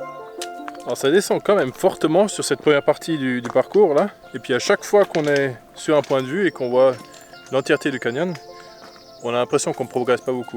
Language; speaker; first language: French; native; French